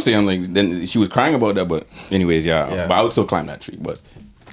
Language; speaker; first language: English; native; English